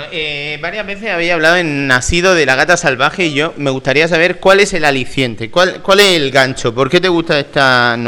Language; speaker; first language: Spanish; native; Spanish